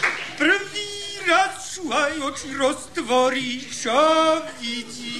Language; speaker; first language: Slovak; native; Slovak